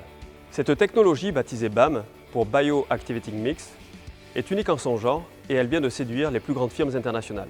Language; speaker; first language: French; native; French